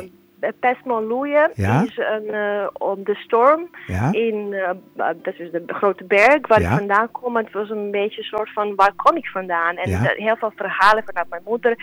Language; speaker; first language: Dutch; non-native, fluent; Serbian